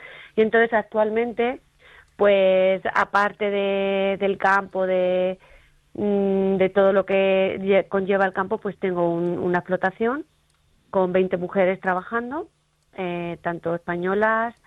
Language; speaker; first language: Spanish; native; Spanish